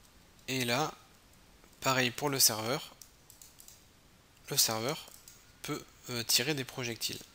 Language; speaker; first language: French; native; French